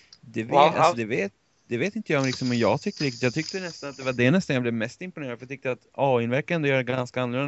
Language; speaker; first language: Swedish; native; Swedish